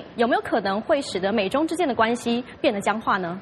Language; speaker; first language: Chinese; native; Chinese